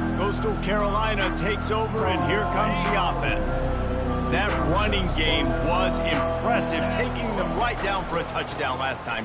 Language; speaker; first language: English; native; English